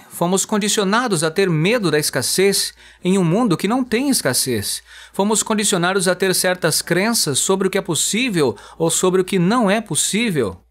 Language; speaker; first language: Portuguese; non-native, fluent; Hebrew